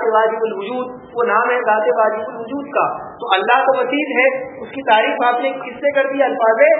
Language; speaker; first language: Urdu; native; Urdu